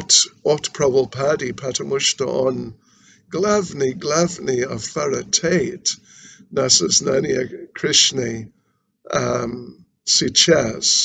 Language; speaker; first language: Russian; non-native, learner; English